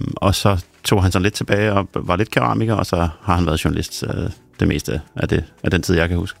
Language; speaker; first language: Danish; native; Danish